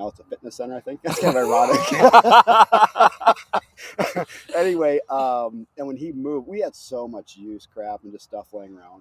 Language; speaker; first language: English; native; English